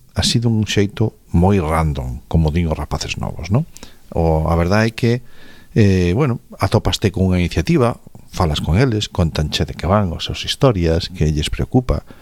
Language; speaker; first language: Galician; non-native, local second language; Spanish